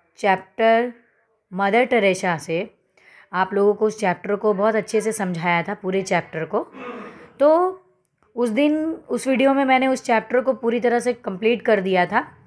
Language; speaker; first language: Hindi; native; Hindi